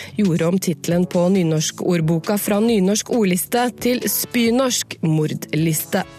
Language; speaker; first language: Norwegian; native; Norwegian